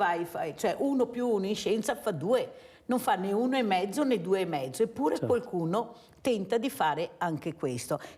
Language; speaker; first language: Italian; native; Italian